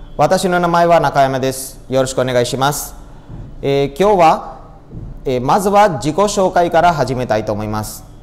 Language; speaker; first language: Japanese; non-native, fluent; Hindi